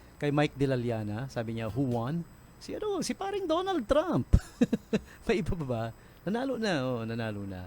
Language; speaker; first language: Filipino; native; Filipino